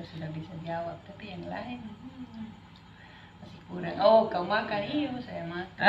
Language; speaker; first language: Indonesian; non-native, fluent; Dutch